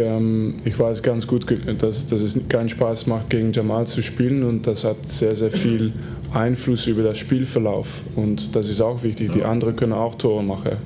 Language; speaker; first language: German; non-native, fluent; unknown